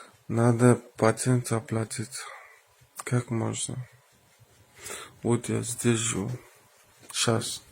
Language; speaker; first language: Russian; non-native, learner; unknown